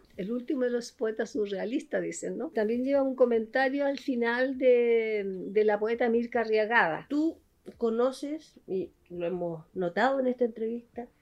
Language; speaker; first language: Spanish; native; Spanish